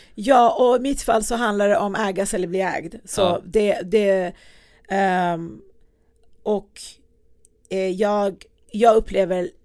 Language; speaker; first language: Swedish; early bilingual, other home language; Persian